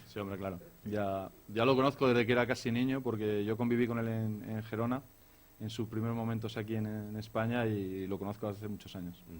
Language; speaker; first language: Spanish; native; Spanish